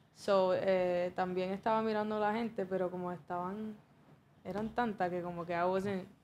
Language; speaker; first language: Spanish; early bilingual, heritage; Spanish